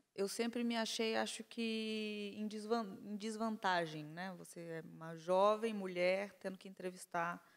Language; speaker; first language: Portuguese; native; Portuguese